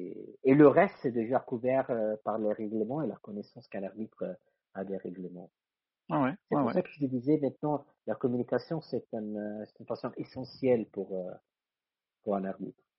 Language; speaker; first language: French; non-native, fluent; Italian